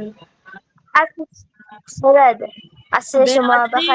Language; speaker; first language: Persian; non-native, learner; Urdu